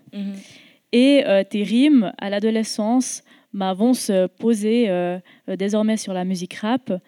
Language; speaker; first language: French; native; French